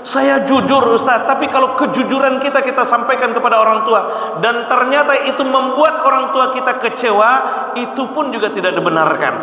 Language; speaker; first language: Indonesian; native; Indonesian